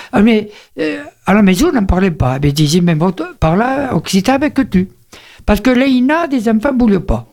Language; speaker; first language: French; native; French